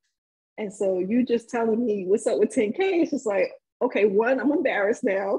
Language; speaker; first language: English; native; English